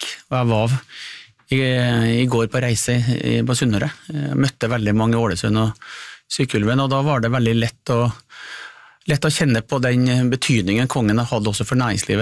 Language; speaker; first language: Norwegian; native; Norwegian